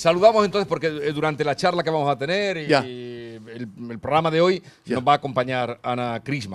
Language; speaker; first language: Spanish; native; Spanish